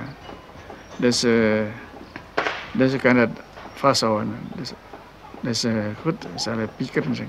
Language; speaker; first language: Dutch; non-native, local second language; Minangkabau